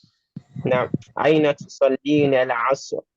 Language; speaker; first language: Arabic; non-native, learner; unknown